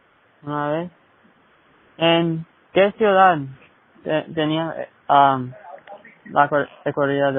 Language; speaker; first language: Spanish; early bilingual, heritage; Spanish